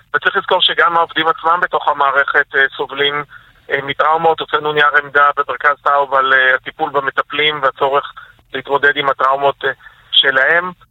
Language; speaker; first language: Hebrew; native; Hebrew